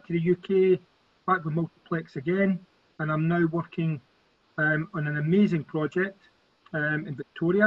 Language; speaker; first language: English; native; English